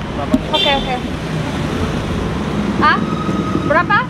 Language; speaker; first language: Indonesian; non-native, learner; English